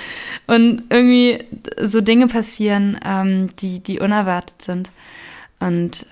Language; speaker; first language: German; native; German